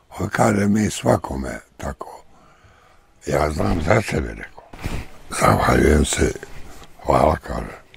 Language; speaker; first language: Croatian; native; Croatian